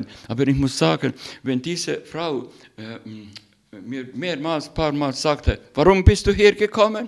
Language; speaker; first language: German; non-native, learner; Russian